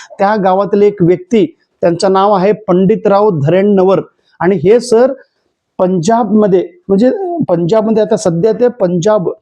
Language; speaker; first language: Marathi; non-native, local second language; Kannada